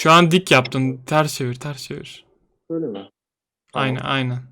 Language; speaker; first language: Turkish; native; Turkish